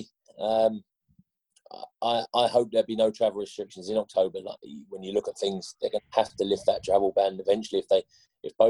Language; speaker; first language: English; native; English